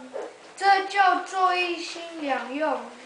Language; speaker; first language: Chinese; early bilingual, heritage; Chinese